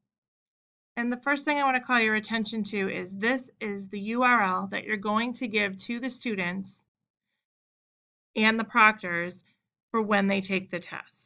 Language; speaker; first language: English; native; English